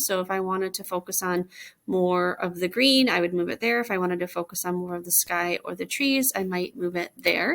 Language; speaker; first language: English; native; English